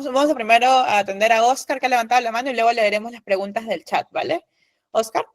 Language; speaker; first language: Spanish; native; Spanish